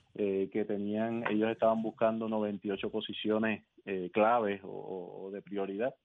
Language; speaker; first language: Spanish; native; Spanish